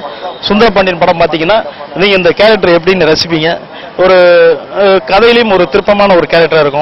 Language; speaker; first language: Tamil; native; Tamil